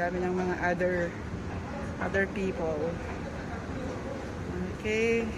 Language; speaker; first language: Filipino; native; Filipino